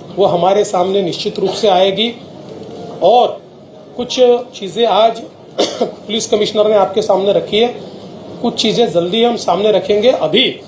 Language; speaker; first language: Hindi; non-native, local second language; Marathi